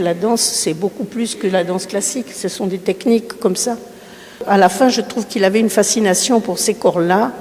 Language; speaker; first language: French; early bilingual, other home language; Spanish